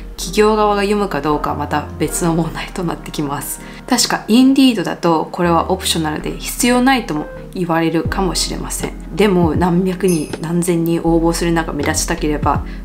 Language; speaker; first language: Japanese; native; Japanese